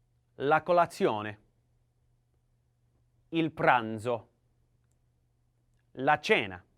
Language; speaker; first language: Italian; non-native, learner; English